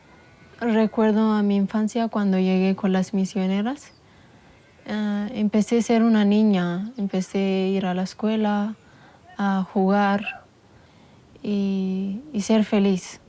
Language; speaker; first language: Spanish; non-native, local second language; Amharic